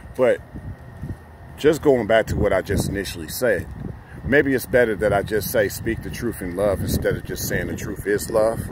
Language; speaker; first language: English; native; English